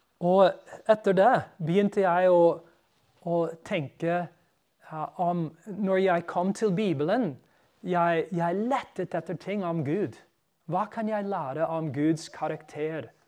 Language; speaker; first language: Norwegian; non-native, fluent; English